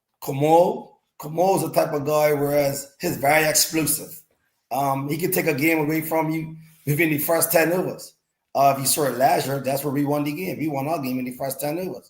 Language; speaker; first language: English; native; English